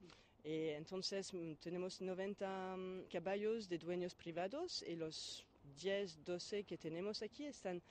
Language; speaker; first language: Spanish; non-native, fluent; French